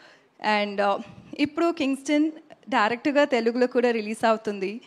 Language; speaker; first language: Telugu; non-native, learner; Tamil